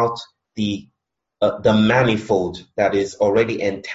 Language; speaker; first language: English; non-native, local second language; Yoruba